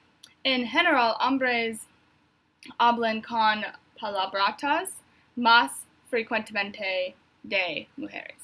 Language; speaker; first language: Spanish; non-native, learner; English